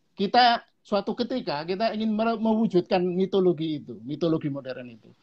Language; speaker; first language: Indonesian; non-native, local second language; Javanese